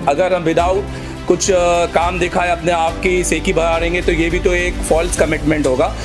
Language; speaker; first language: Hindi; native; Hindi